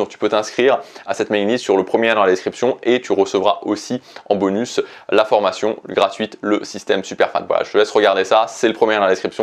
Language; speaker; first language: French; native; French